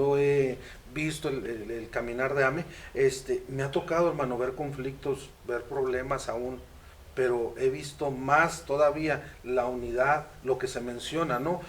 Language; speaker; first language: Spanish; native; Spanish